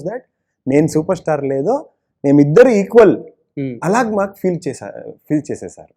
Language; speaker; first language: Telugu; non-native, learner; Kannada